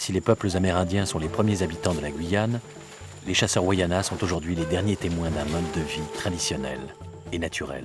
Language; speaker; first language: French; native; French